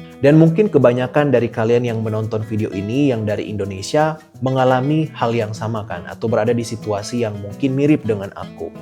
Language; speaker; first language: Indonesian; native; Indonesian